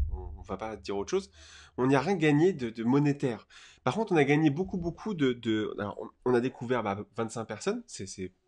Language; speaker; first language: French; native; French